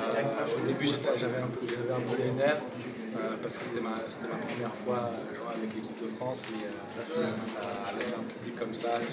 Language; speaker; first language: French; early bilingual, heritage; French